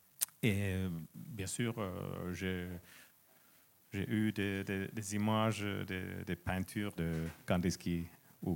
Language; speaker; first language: French; non-native, learner; Finnish